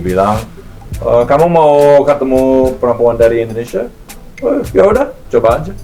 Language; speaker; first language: Indonesian; non-native, learner; English